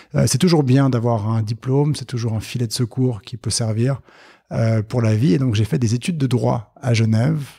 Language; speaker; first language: French; native; French